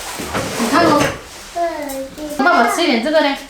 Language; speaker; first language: Chinese; non-native, local second language; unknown